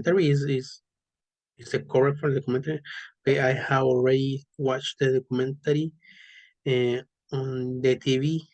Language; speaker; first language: English; non-native, learner; Spanish